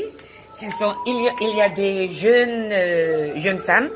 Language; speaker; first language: French; non-native, learner; English